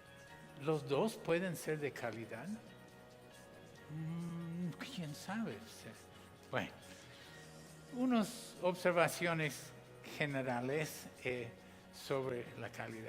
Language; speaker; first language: Spanish; non-native, fluent; English